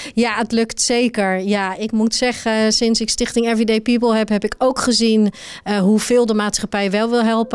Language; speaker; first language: Dutch; native; Dutch